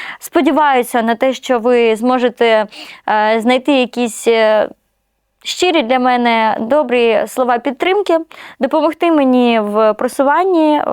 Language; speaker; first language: Ukrainian; non-native, local second language; Russian